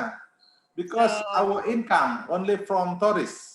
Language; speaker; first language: English; non-native, fluent; Indonesian